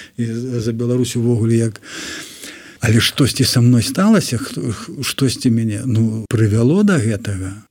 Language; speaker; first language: Belarusian; non-native, local second language; Russian